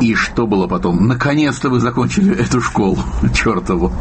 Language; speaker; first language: Russian; native; Russian